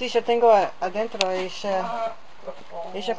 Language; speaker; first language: Spanish; non-native, learner; English